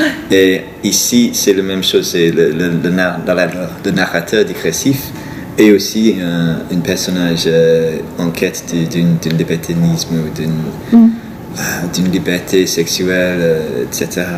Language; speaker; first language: French; non-native, fluent; English